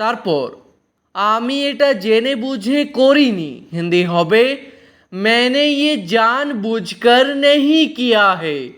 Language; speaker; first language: Hindi; non-native, local second language; Bangla